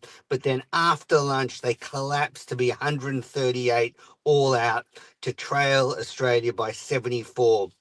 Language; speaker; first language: English; native; English